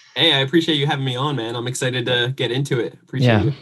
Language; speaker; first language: English; native; English